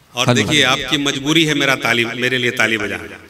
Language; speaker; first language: Urdu; native; Urdu